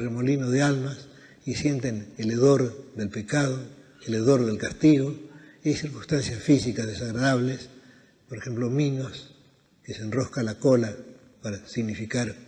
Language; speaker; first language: Spanish; native; Spanish